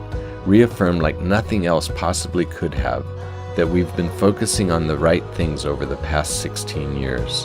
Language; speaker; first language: English; native; English